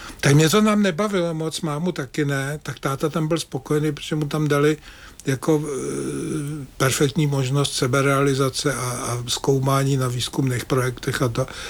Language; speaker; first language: Czech; native; Czech